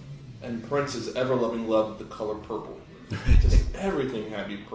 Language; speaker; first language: English; native; English